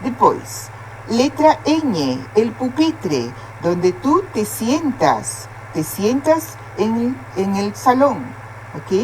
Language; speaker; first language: Spanish; non-native, fluent; Portuguese